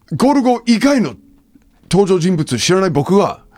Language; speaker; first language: Japanese; non-native, fluent; English